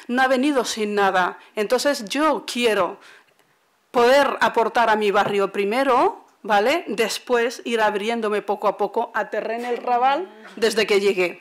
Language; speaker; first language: Spanish; native; Spanish